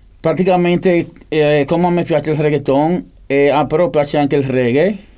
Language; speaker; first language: Italian; non-native, fluent; Spanish